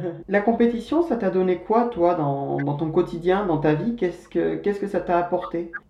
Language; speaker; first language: French; non-native, fluent; Spanish